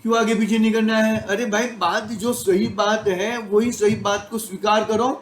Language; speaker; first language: Hindi; non-native, local second language; Gujarati